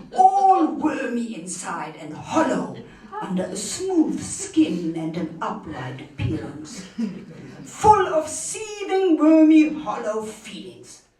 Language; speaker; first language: English; non-native, fluent; German